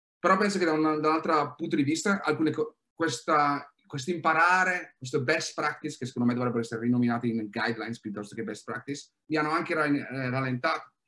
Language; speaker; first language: Italian; native; Italian